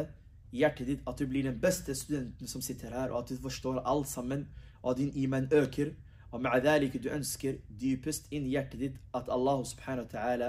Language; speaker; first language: Norwegian; early bilingual, other home language; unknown